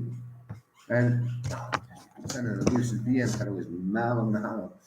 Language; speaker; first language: Spanish; non-native, learner; English